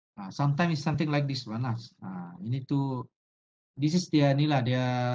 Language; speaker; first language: English; non-native, local second language; Malay